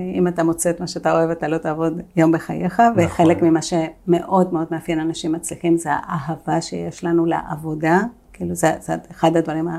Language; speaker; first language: Hebrew; non-native, fluent; Spanish